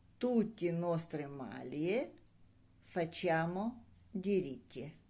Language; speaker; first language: Italian; non-native, learner; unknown